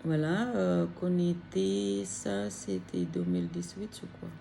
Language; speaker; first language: French; non-native, learner; Filipino